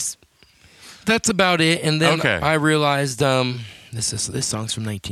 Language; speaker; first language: English; native; English